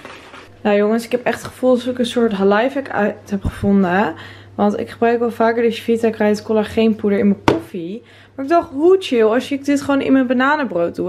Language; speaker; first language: Dutch; native; Dutch